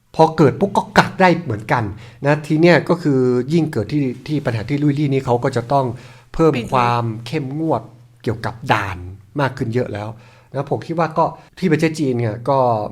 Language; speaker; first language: Thai; native; Thai